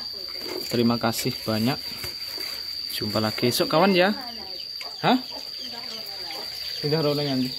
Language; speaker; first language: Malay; non-native, local second language; Javanese